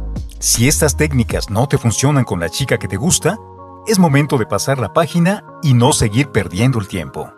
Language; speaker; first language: Spanish; native; Spanish